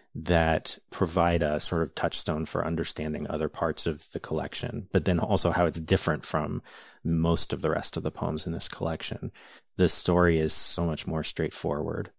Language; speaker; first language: English; native; English